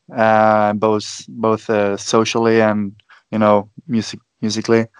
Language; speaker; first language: English; non-native, fluent; Swedish